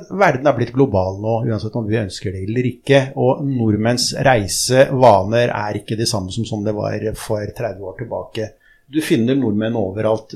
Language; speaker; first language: Norwegian; early bilingual, other home language; Arabic